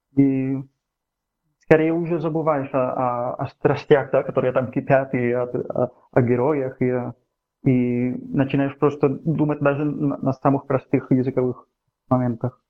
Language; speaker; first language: Russian; non-native, fluent; Catalan